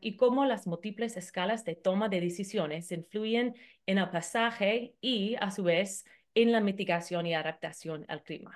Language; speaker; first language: Spanish; non-native, fluent; English